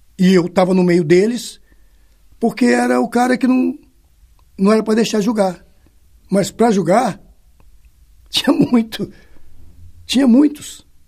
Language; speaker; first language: Portuguese; native; Portuguese